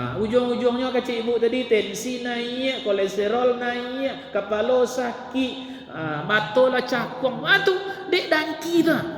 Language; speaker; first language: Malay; non-native, local second language; Minangkabau